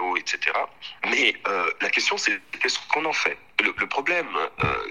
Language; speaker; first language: French; non-native, local second language; Swahili